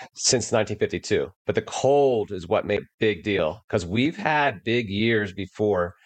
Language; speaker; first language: English; native; English